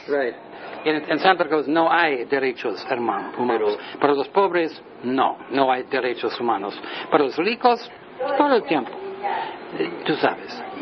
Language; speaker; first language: Spanish; non-native, learner; English